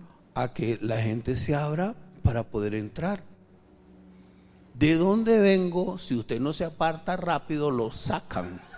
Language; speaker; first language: Spanish; native; Spanish